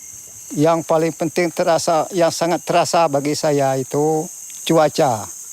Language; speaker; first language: Indonesian; non-native, local second language; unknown